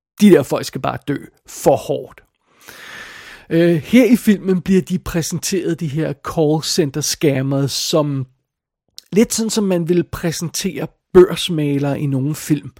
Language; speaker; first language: Danish; native; Danish